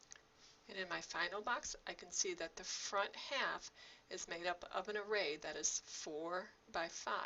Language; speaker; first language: English; native; English